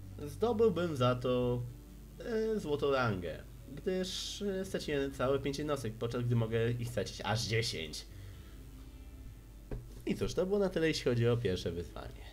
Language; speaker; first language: Polish; native; Polish